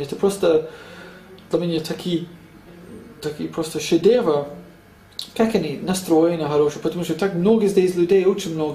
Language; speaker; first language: Russian; non-native, learner; English